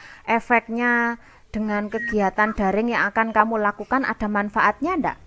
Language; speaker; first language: Indonesian; native; Indonesian